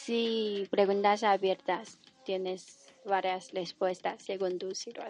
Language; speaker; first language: Spanish; non-native, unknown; Chinese